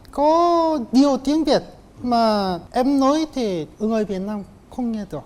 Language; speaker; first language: Vietnamese; non-native, learner; Korean